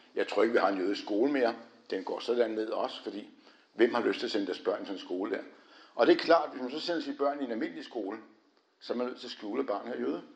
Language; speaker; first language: Danish; native; Danish